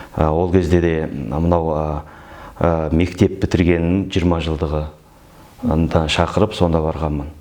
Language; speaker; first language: Kazakh; early bilingual, heritage; Kazakh